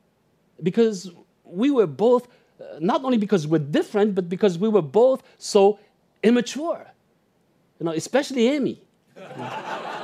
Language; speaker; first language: English; non-native, fluent; French